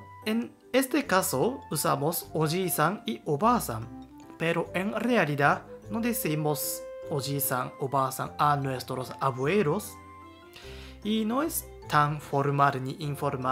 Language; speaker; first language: Spanish; non-native, learner; Japanese